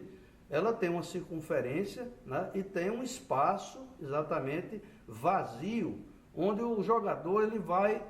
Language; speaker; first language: Portuguese; native; Portuguese